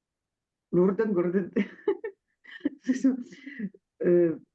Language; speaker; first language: Norwegian; non-native, learner; Lithuanian